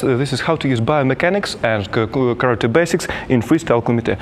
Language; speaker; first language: English; non-native, fluent; Russian